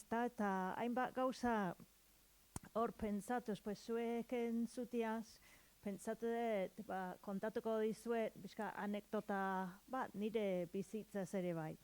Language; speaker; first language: Basque; non-native, learner; English